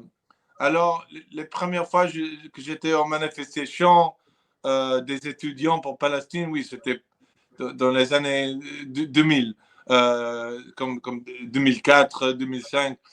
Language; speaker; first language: French; non-native, fluent; English